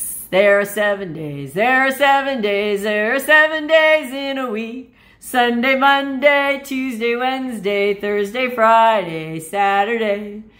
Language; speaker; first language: English; native; English